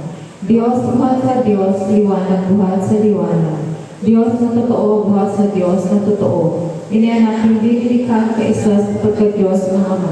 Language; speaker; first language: Filipino; native; Filipino